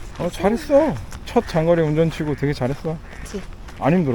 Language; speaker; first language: Korean; native; Korean